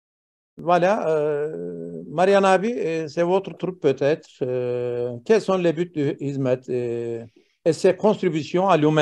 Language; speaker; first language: French; non-native, fluent; Turkish